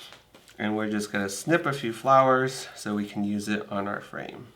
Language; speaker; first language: English; native; English